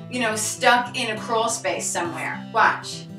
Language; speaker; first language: English; native; English